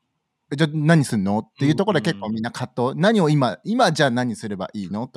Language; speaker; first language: Japanese; native; Japanese